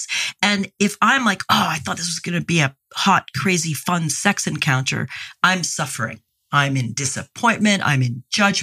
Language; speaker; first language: English; native; English